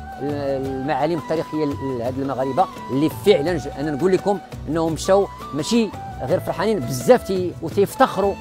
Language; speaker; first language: Arabic; native; Arabic